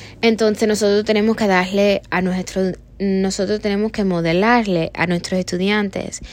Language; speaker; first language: Spanish; early bilingual, heritage; Spanish